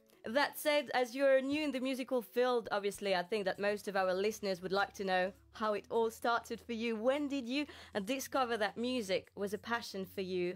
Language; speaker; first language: English; non-native, local second language; Morisyen